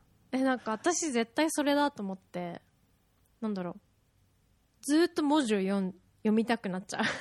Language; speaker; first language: Japanese; native; Japanese